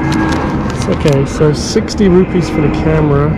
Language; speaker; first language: English; native; English